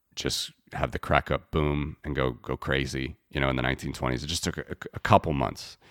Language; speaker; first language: English; native; English